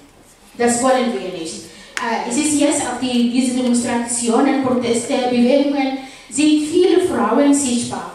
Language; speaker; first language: German; non-native, fluent; Arabic